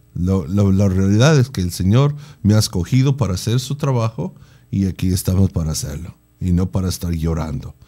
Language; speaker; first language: Spanish; non-native, fluent; English